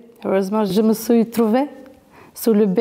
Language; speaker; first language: French; non-native, learner; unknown